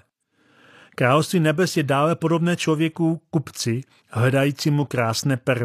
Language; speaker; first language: Czech; native; Czech